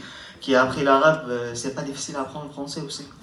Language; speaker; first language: French; non-native, learner; Arabic